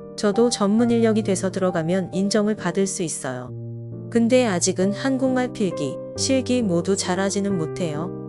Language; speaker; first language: Korean; non-native, fluent; Vietnamese